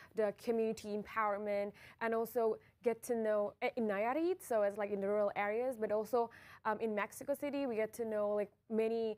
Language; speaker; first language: English; non-native, fluent; Indonesian